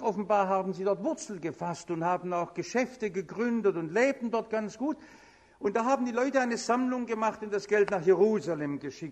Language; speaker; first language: German; native; German